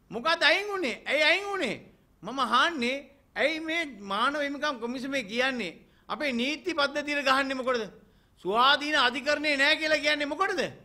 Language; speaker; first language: Sinhala; non-native, local second language; Tamil